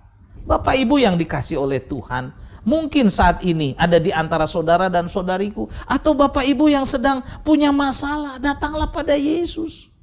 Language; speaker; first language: Indonesian; native; Indonesian